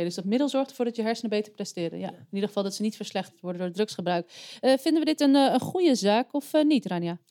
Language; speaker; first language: Dutch; native; Dutch